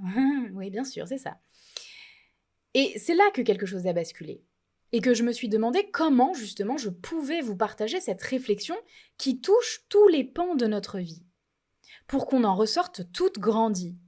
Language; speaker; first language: French; native; French